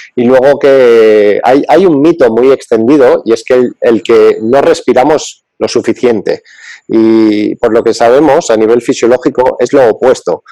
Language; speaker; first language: Spanish; early bilingual, other home language; English